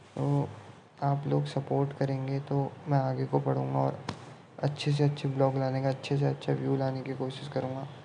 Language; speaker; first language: Hindi; native; Hindi